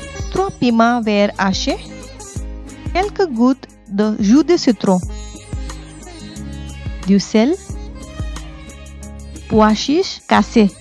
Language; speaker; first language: French; non-native, fluent; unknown